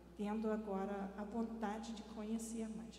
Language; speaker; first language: Portuguese; non-native, fluent; German